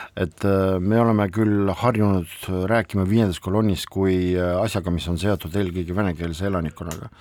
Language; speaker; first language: Estonian; non-native, local second language; Russian